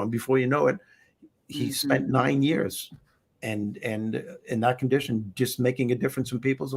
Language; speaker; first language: English; native; English